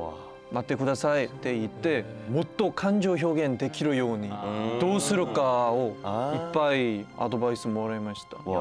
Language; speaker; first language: Japanese; non-native, fluent; Korean